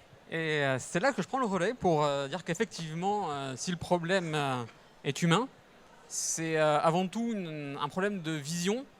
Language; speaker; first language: French; native; French